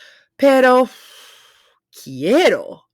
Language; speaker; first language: Spanish; non-native, fluent; English